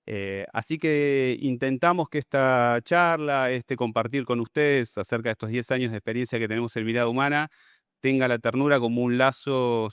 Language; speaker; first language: Spanish; native; Spanish